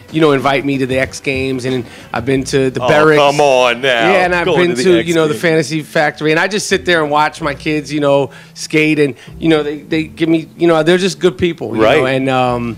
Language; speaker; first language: English; native; English